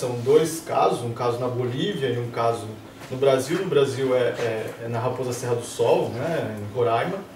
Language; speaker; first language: Portuguese; native; Portuguese